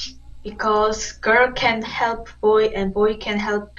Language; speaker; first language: English; non-native, learner; Korean